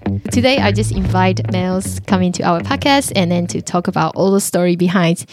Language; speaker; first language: English; non-native, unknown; Chinese